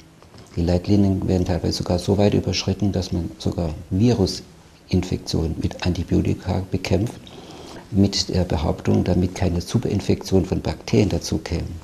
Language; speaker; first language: German; native; German